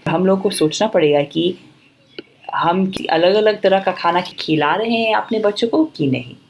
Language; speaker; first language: Hindi; non-native, fluent; English